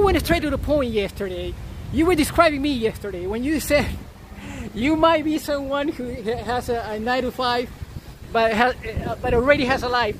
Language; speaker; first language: English; non-native, fluent; Spanish